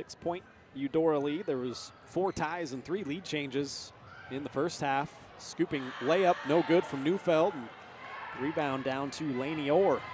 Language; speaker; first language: English; native; English